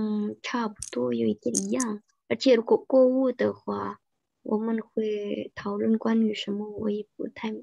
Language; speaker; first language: Chinese; non-native, fluent; Indonesian